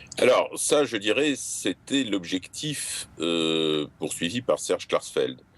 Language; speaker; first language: French; native; French